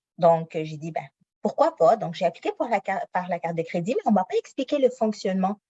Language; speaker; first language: French; non-native, local second language; Arabic